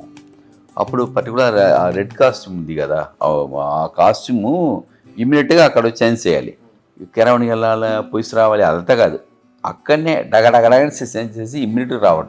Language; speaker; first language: Telugu; non-native, learner; Tamil